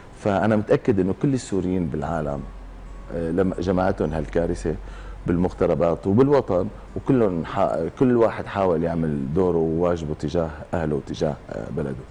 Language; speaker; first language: Arabic; native; Arabic